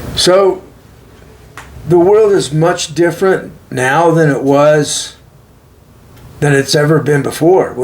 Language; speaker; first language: English; native; English